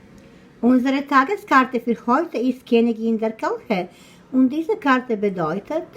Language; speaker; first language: German; non-native, learner; Croatian